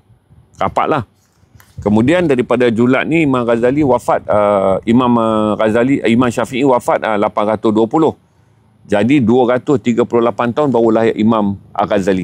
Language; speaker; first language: Malay; native; Malay